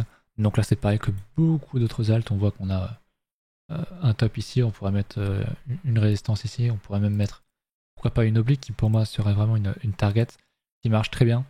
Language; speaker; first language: French; native; French